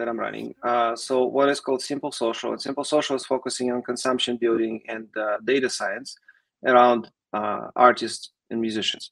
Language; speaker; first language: English; non-native, fluent; Russian